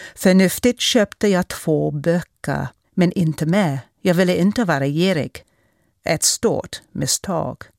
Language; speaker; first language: Swedish; non-native, fluent; English